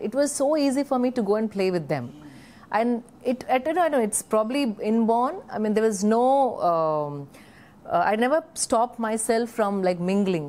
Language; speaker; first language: English; non-native, local second language; Telugu